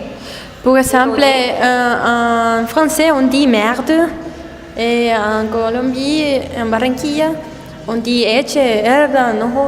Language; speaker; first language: French; non-native, learner; Spanish